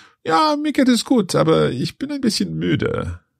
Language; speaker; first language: German; non-native, learner; English